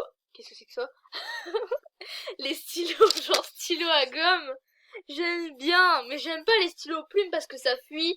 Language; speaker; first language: French; native; French